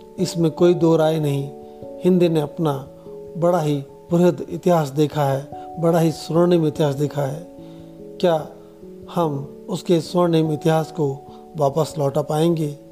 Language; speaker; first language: Hindi; native; Hindi